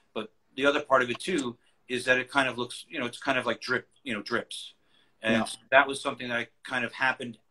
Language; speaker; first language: English; native; English